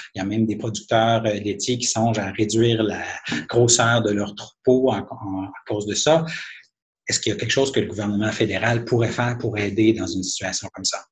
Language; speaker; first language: French; native; French